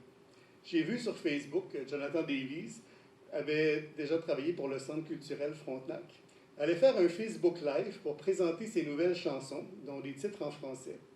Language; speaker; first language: French; native; French